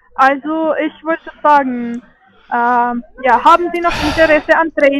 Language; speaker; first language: German; non-native, fluent; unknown